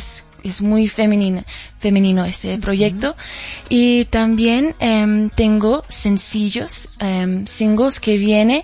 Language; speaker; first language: Spanish; early bilingual, heritage; Spanish